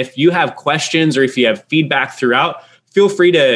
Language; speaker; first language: English; native; English